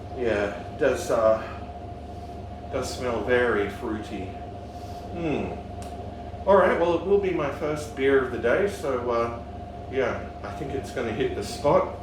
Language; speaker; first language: English; native; English